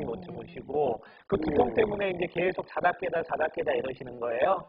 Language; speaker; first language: Korean; native; Korean